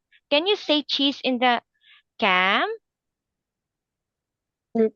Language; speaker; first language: English; non-native, local second language; Filipino